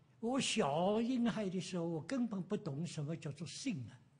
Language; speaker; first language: Chinese; native; Chinese